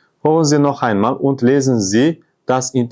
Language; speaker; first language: German; non-native, fluent; Uzbek